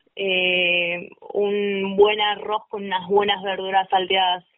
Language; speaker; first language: Spanish; native; Spanish